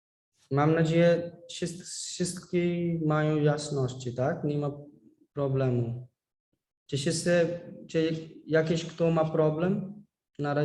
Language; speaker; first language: Polish; non-native, learner; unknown